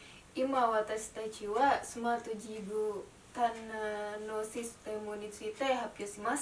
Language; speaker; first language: Japanese; non-native, learner; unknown